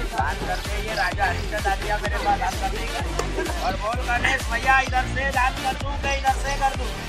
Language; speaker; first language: Hindi; non-native, local second language; Bangla